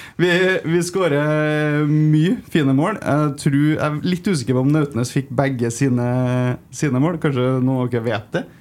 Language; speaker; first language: Norwegian; native; Norwegian